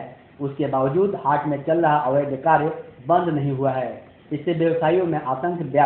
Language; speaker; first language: Hindi; native; Hindi